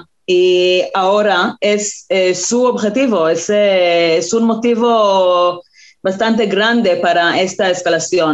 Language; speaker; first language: Spanish; non-native, fluent; Hebrew